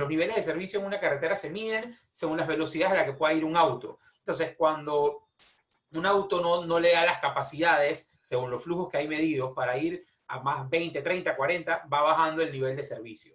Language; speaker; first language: Spanish; native; Spanish